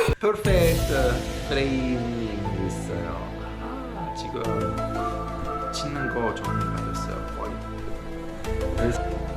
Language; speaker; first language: Korean; non-native, learner; Italian